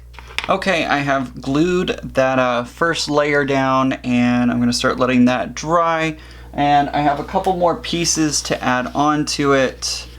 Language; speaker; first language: English; native; English